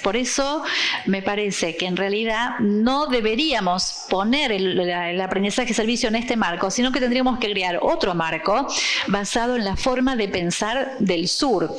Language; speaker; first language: Spanish; non-native, fluent; Portuguese